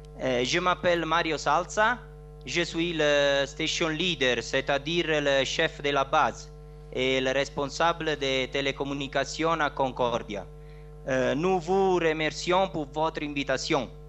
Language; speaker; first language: French; non-native, learner; Italian